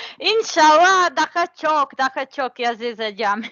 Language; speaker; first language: Turkish; non-native, learner; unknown